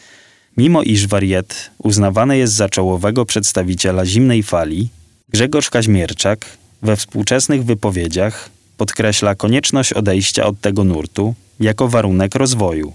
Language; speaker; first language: Polish; native; Polish